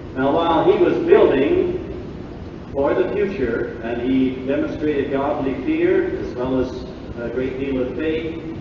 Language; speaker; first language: English; native; English